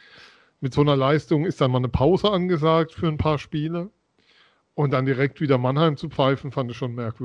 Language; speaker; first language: German; native; German